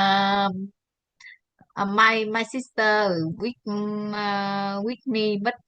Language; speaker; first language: English; non-native, learner; Vietnamese